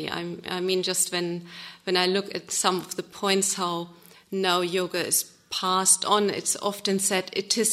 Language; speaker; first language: English; non-native, fluent; German